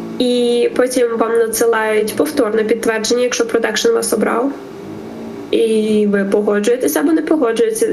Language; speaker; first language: Ukrainian; native; Ukrainian